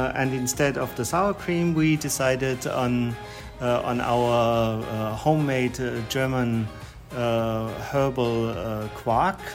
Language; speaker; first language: English; non-native, fluent; German